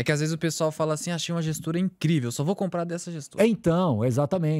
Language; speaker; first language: Portuguese; native; Portuguese